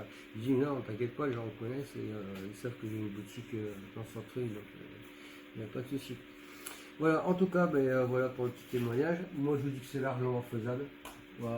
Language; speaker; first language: French; native; French